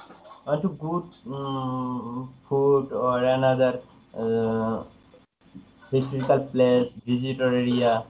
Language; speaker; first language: English; non-native, learner; Bangla